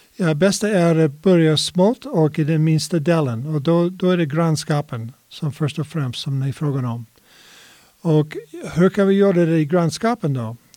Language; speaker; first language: Swedish; non-native, fluent; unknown